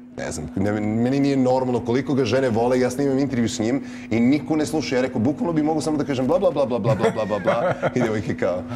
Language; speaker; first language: Serbian; early bilingual, heritage; Serbian